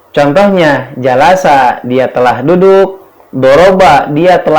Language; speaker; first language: Indonesian; native; Indonesian